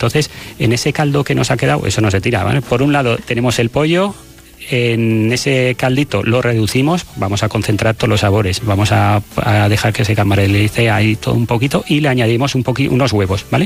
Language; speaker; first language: Spanish; native; Spanish